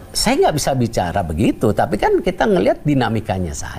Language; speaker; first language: Indonesian; native; Indonesian